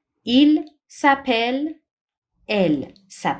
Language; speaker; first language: French; non-native, fluent; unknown